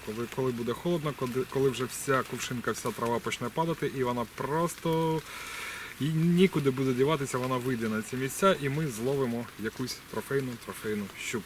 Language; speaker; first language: Ukrainian; non-native, local second language; Russian